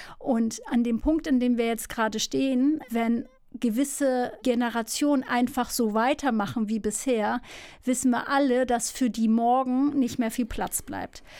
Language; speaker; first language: German; early bilingual, other home language; Turkish